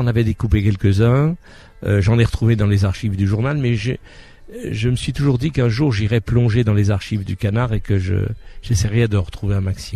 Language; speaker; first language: French; native; French